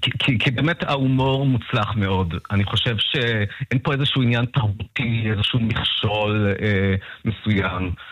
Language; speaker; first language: Hebrew; early bilingual, other home language; Russian